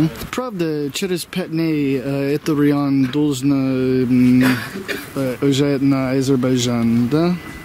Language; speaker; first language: Russian; non-native, learner; English